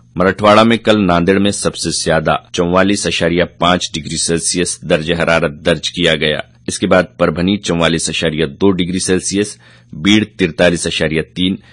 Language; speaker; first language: Urdu; native; Urdu